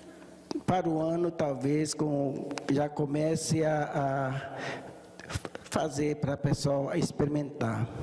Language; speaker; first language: Portuguese; early bilingual, other home language; Japanese